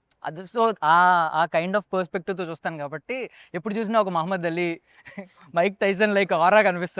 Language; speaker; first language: Telugu; native; Telugu